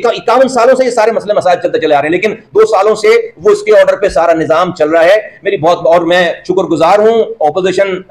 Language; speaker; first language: Urdu; native; Urdu